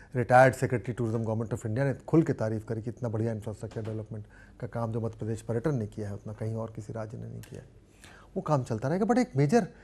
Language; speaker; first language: Hindi; native; Hindi